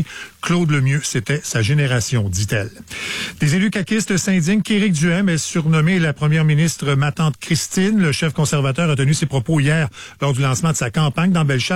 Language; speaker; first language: French; native; French